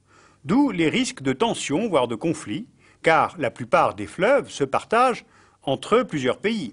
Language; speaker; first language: French; native; French